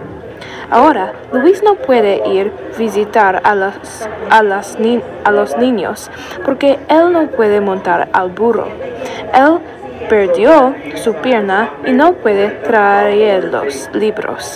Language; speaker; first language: Spanish; non-native, learner; English